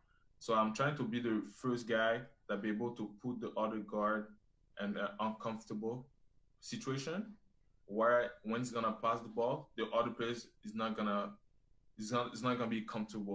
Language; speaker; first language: English; non-native, fluent; French